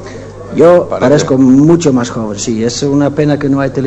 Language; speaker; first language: Spanish; non-native, fluent; Dutch